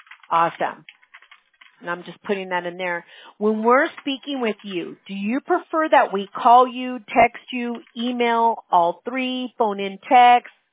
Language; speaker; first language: English; early bilingual, other home language; Spanish